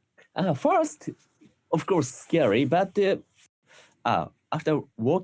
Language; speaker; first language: English; non-native, learner; Japanese